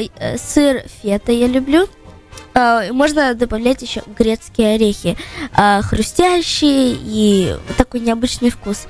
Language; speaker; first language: Russian; early bilingual, heritage; Russian